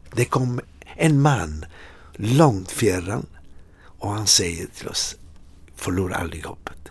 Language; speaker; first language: Swedish; non-native, fluent; Italian